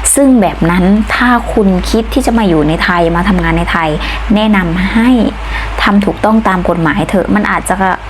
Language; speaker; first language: Thai; native; Thai